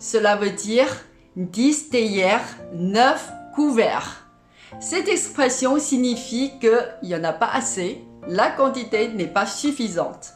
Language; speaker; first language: French; non-native, fluent; Cantonese